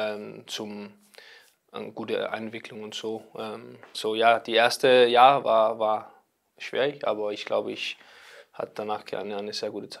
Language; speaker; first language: German; non-native, learner; Danish